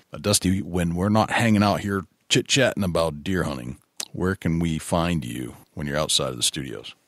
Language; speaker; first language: English; native; English